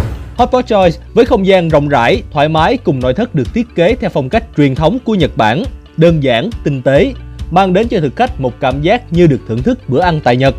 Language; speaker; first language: Vietnamese; native; Vietnamese